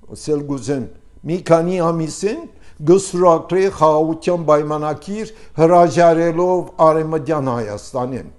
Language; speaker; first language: Armenian; early bilingual, heritage; Armenian